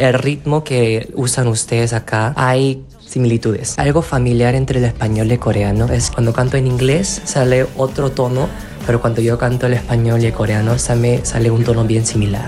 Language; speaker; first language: Spanish; non-native, fluent; Korean